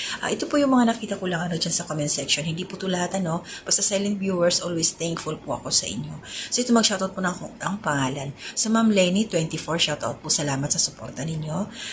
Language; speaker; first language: Filipino; native; Filipino